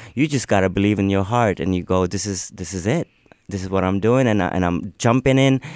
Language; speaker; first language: English; non-native, local second language; Urdu